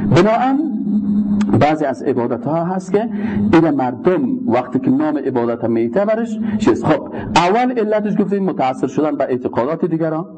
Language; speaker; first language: Persian; native; Persian